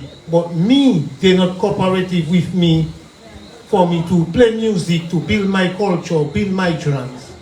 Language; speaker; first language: English; non-native, local second language; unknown